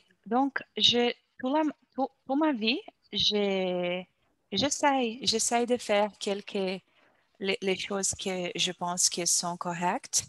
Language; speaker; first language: French; non-native, learner; Portuguese